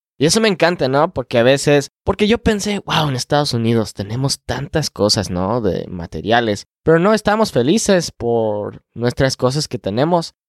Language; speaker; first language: Spanish; non-native, fluent; English